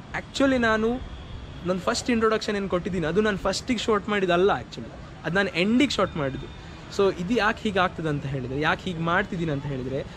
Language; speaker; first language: Kannada; non-native, local second language; Konkani